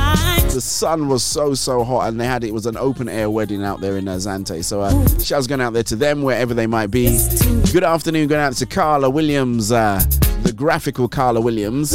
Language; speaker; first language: English; non-native, local second language; Yoruba